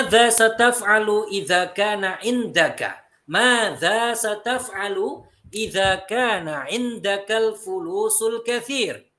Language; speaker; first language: Arabic; non-native, fluent; Indonesian